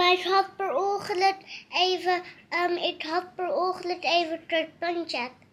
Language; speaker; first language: Dutch; early bilingual, other home language; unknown